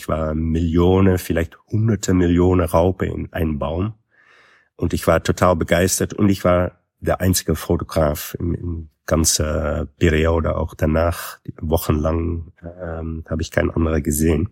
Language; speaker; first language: German; non-native, fluent; Dutch